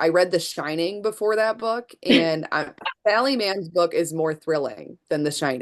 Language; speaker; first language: English; native; English